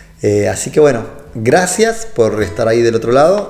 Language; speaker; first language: Spanish; native; Spanish